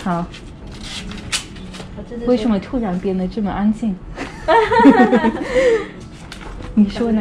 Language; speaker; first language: Chinese; non-native, fluent; English